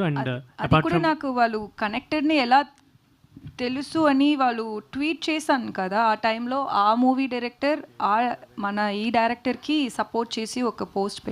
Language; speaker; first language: Telugu; non-native, learner; Tamil